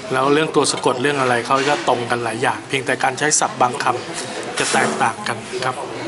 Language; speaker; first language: Thai; native; Thai